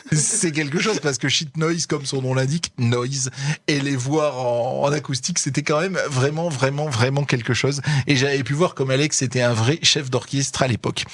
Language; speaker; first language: French; native; French